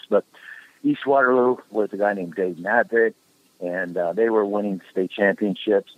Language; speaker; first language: English; native; English